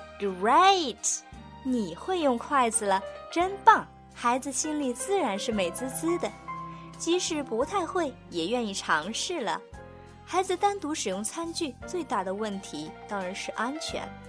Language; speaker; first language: Chinese; native; Chinese